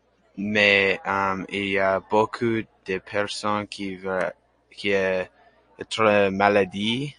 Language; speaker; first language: French; non-native, learner; English